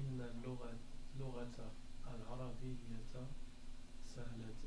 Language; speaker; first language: Arabic; non-native, learner; French